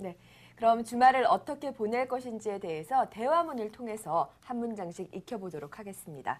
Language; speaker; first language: Korean; native; Korean